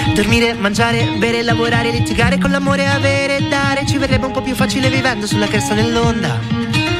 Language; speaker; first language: Italian; native; Italian